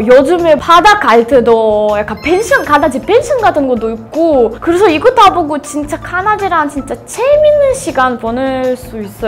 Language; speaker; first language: Korean; non-native, fluent; Russian